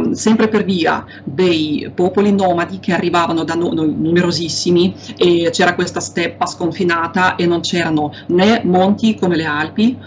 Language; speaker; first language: Italian; non-native, fluent; Russian